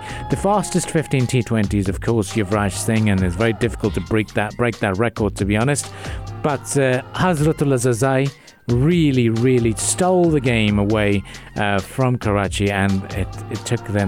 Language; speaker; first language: English; non-native, local second language; Urdu